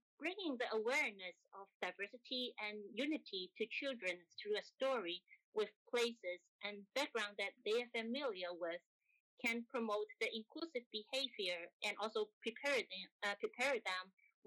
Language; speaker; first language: English; non-native, local second language; Cantonese